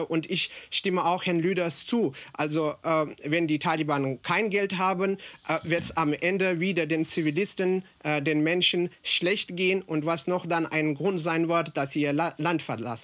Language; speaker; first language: German; non-native, fluent; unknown